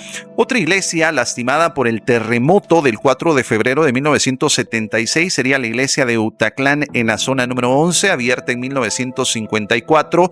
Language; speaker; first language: Spanish; native; Spanish